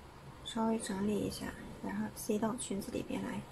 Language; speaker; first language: Chinese; native; Chinese